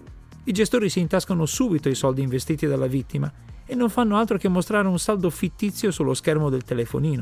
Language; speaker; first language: Italian; native; Italian